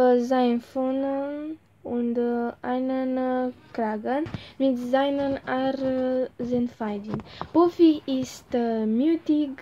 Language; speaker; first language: German; non-native, learner; Romanian